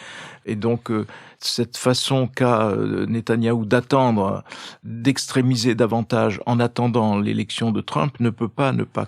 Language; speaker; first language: French; native; French